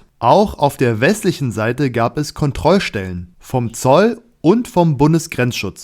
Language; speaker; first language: German; native; German